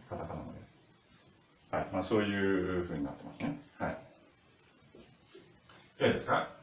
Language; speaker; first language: Japanese; non-native, fluent; Russian